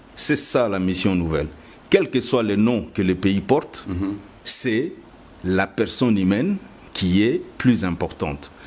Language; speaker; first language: French; non-native, local second language; Lingala